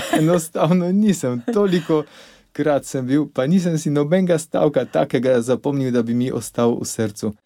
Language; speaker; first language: Slovenian; non-native, fluent; Polish